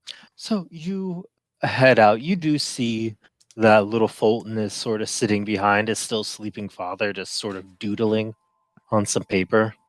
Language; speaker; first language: English; native; English